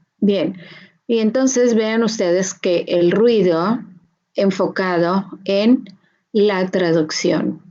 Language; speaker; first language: Spanish; native; Spanish